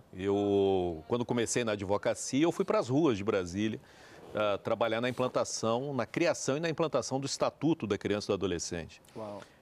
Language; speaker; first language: Portuguese; native; Portuguese